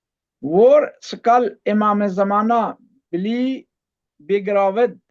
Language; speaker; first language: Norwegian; non-native, learner; Urdu